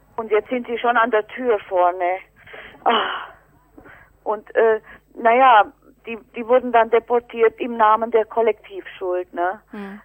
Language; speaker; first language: German; native; German